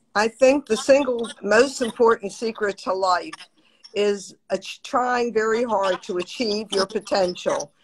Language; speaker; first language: English; native; English